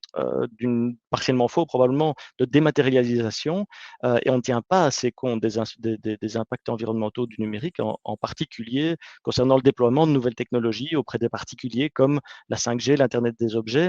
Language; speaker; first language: French; native; French